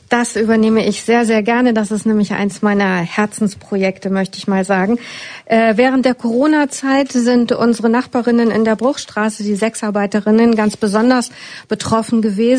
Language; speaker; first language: German; native; German